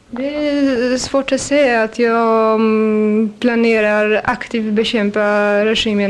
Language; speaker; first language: Swedish; non-native, fluent; Polish